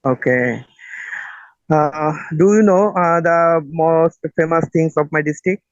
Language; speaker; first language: English; non-native, learner; Bangla